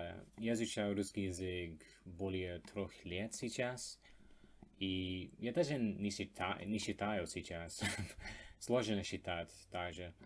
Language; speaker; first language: Russian; non-native, fluent; English